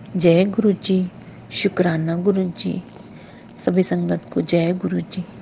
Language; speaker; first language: Hindi; native; Hindi